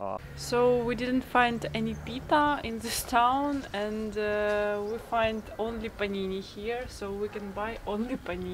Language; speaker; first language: English; non-native, fluent; Ukrainian